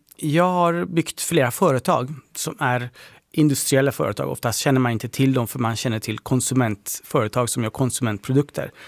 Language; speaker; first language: Swedish; early bilingual, other home language; Persian